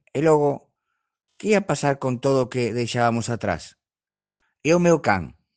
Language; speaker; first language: Galician; early bilingual, other home language; Spanish